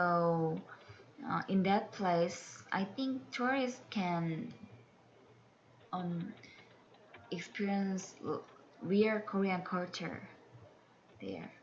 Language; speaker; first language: English; non-native, learner; Korean